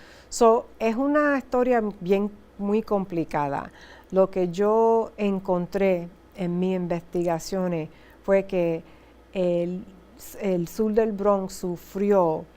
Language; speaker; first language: Spanish; early bilingual, heritage; Spanish